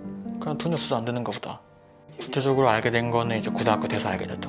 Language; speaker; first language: Korean; early bilingual, other home language; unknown